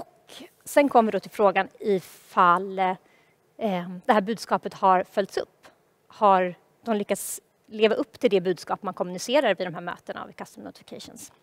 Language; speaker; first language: Swedish; native; Swedish